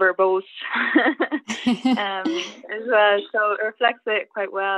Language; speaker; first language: English; native; English